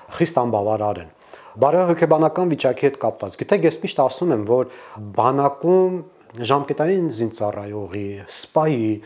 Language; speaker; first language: Armenian; native; Armenian